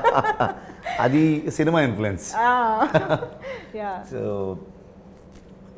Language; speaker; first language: Telugu; non-native, learner; Kannada